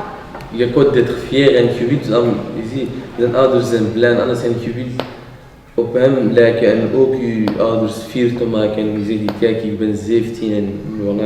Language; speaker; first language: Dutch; non-native, local second language; French